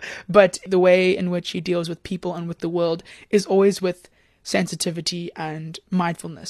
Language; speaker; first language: English; native; English